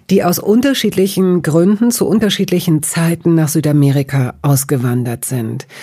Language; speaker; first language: German; native; German